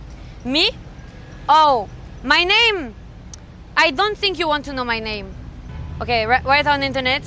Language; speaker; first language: English; non-native, learner; French